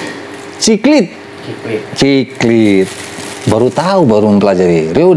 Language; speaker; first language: Indonesian; native; Indonesian